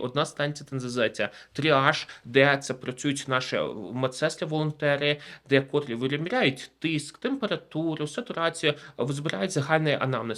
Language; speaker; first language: Ukrainian; native; Ukrainian